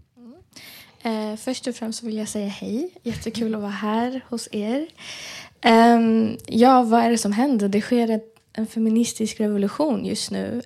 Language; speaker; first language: Swedish; early bilingual, other home language; Persian